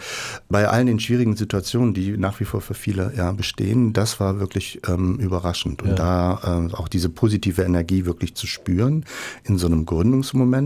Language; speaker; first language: German; native; German